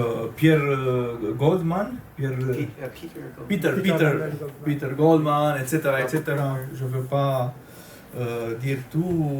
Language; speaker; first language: French; non-native, fluent; Romanian